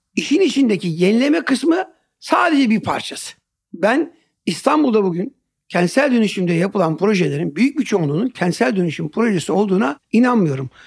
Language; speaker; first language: Turkish; native; Turkish